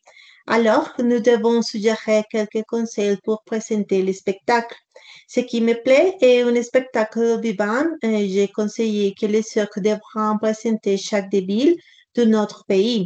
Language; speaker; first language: French; non-native, learner; Spanish